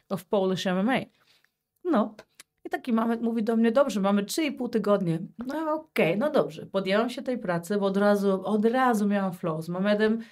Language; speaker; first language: Polish; early bilingual, heritage; Polish